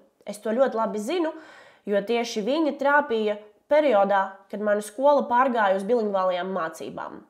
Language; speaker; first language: Latvian; native; Latvian